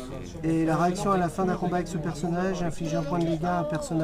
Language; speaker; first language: French; native; French